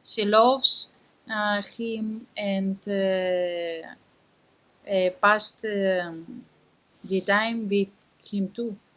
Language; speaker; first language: English; non-native, learner; Spanish